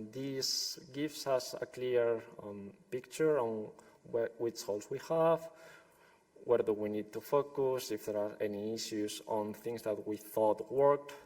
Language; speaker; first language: English; non-native, fluent; Spanish